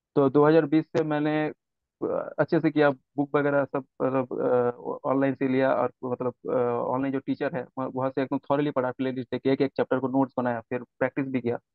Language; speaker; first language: Hindi; non-native, local second language; Bangla